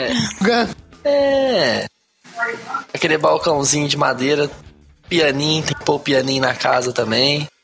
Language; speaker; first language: Portuguese; native; Portuguese